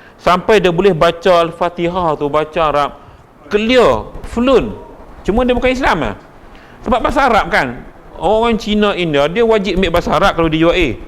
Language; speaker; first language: Malay; native; Malay